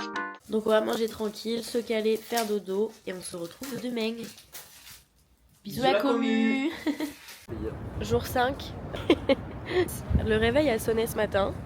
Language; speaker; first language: French; native; French